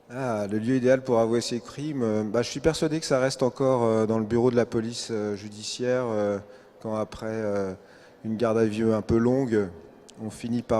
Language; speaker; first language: French; native; French